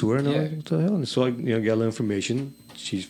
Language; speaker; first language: English; non-native, fluent; Punjabi